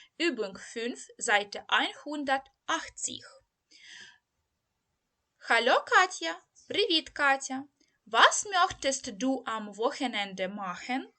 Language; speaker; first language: German; non-native, learner; Ukrainian